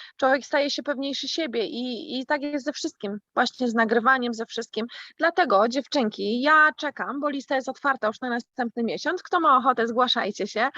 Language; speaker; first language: Polish; native; Polish